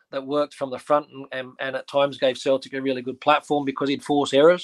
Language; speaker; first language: English; native; English